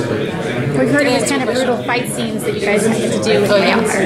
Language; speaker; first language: English; native; English